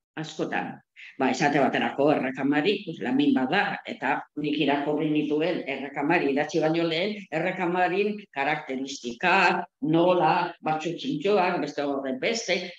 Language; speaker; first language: Basque; non-native, local second language; Spanish